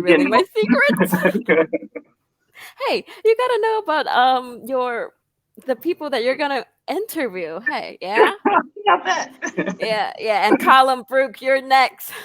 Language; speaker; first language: English; non-native, fluent; Khmer